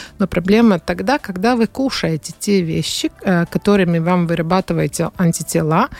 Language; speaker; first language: Russian; non-native, fluent; Latvian